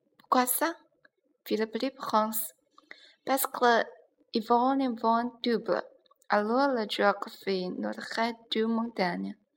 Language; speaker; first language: French; non-native, learner; Chinese